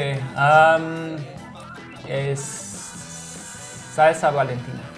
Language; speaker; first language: Spanish; non-native, fluent; German